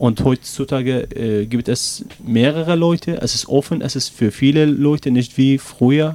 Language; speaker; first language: German; non-native, learner; Arabic